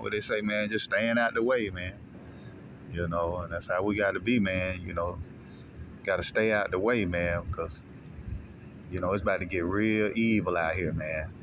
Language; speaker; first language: English; native; English